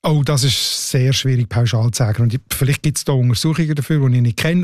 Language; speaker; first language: German; native; German